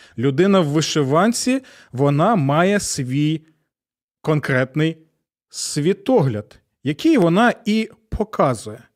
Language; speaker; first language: Ukrainian; native; Ukrainian